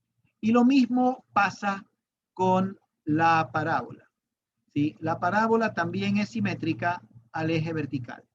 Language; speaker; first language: Spanish; native; Spanish